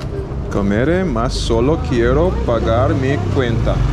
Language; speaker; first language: Spanish; non-native, learner; English